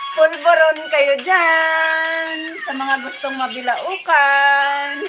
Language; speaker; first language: Filipino; non-native, local second language; Hiligaynon